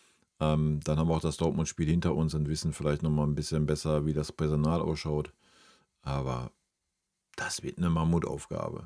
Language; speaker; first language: German; native; German